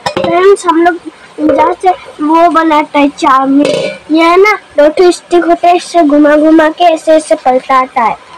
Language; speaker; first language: Hindi; non-native, local second language; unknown